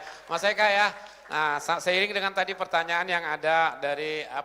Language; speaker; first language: Indonesian; native; Indonesian